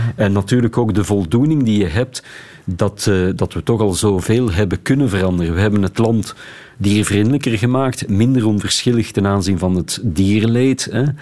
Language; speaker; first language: Dutch; native; Dutch